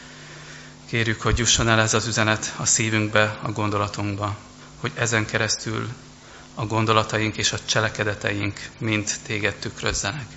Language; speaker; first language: Hungarian; native; Hungarian